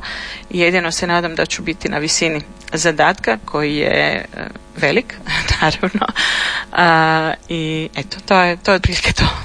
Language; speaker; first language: Serbian; native; Serbian